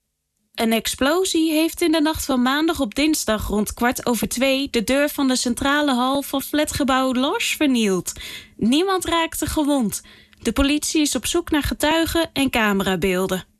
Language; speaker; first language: Dutch; native; Dutch